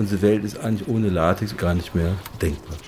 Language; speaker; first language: German; native; German